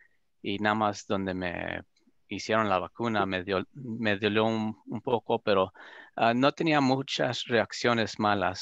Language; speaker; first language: Spanish; early bilingual, other home language; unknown